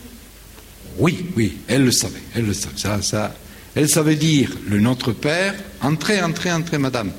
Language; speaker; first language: French; non-native, fluent; Spanish